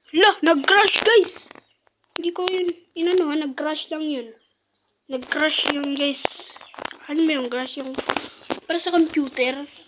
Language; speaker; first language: Filipino; non-native, local second language; Waray